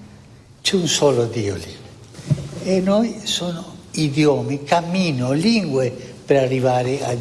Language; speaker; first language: Italian; non-native, fluent; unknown